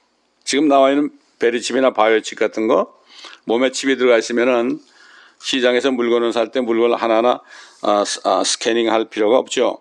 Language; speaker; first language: Korean; native; Korean